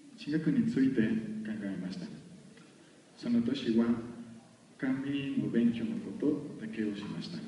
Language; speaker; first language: Japanese; non-native, learner; Spanish